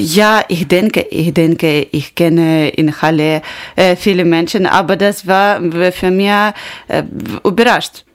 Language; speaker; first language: German; non-native, learner; Ukrainian